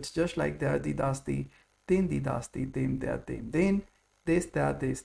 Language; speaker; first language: German; non-native, fluent; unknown